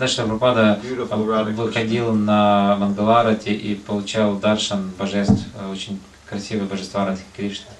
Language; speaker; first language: Russian; native; Russian